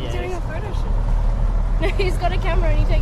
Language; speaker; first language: English; native; English